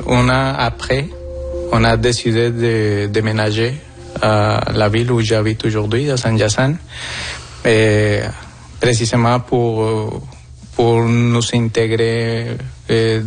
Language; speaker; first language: French; non-native, fluent; Spanish